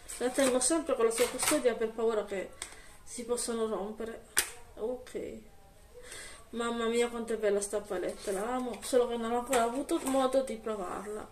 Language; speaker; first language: Italian; native; Italian